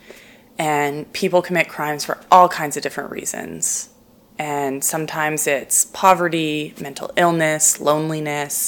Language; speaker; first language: English; native; English